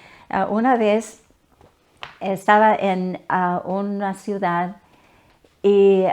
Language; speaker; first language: Spanish; non-native, fluent; English